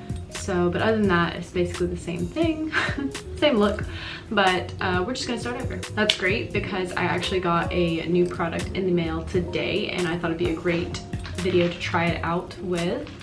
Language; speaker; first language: English; native; English